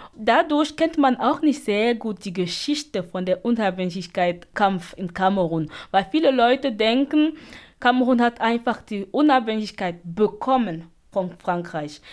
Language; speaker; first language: German; non-native, fluent; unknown